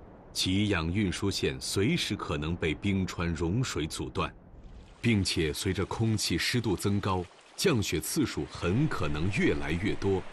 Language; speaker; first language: Chinese; native; Chinese